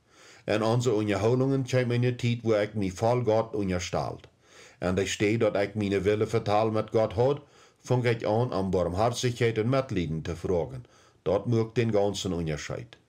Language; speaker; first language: German; early bilingual, heritage; Plautdietsch